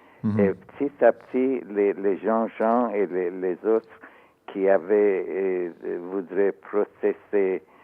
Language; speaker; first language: French; non-native, learner; Persian